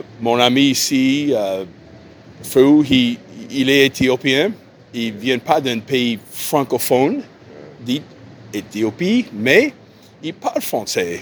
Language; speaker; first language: French; non-native, fluent; English